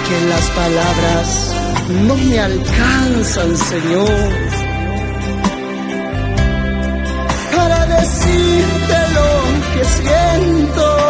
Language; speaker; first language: Spanish; non-native, local second language; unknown